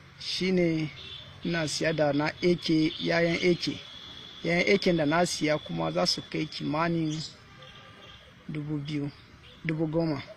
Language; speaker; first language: Hausa; non-native, local second language; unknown